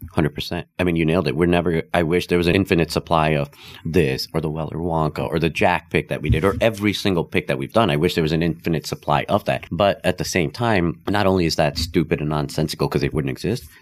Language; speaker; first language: English; non-native, local second language; Hindi